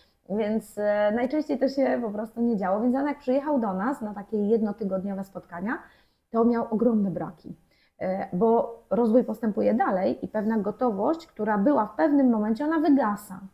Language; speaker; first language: Polish; native; Polish